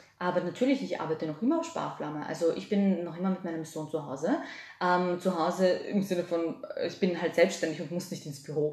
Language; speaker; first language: German; early bilingual, other home language; Serbian